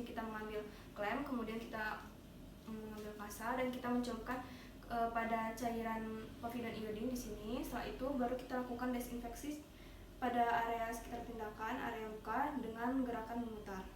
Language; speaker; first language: Indonesian; native; Indonesian